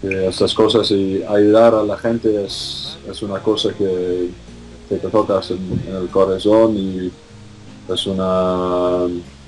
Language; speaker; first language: Spanish; non-native, fluent; English